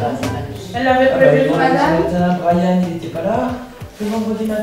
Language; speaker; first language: French; native; French